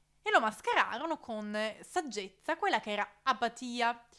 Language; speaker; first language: Italian; native; Italian